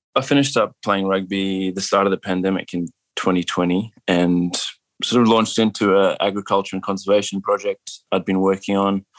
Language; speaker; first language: English; native; English